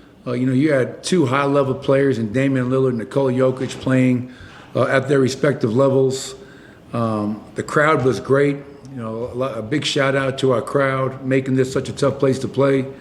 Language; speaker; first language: English; native; English